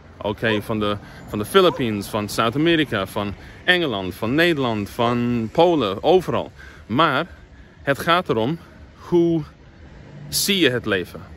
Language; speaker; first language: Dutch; non-native, fluent; English